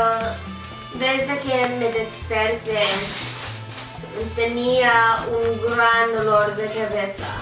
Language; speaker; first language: Spanish; non-native, learner; English